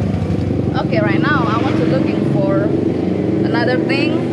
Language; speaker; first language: English; non-native, learner; Indonesian